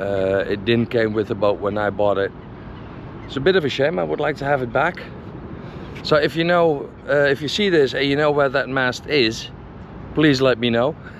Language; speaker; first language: English; non-native, fluent; Dutch